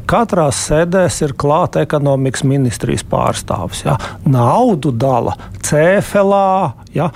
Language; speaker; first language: Latvian; native; Latvian